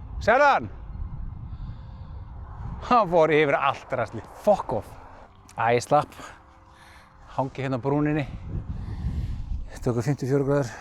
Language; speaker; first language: Icelandic; native; Icelandic